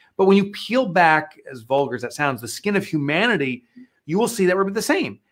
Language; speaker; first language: English; native; English